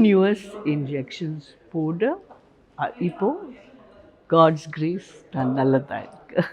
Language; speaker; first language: Tamil; non-native, learner; Hindi